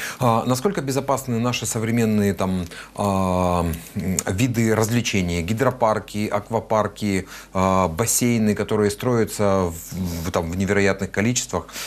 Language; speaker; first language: Russian; native; Russian